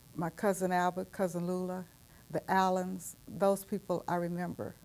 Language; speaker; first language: English; native; English